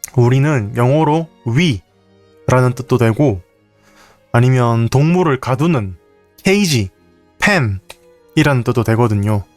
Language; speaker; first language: Korean; native; Korean